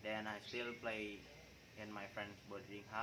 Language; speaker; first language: English; non-native, learner; Indonesian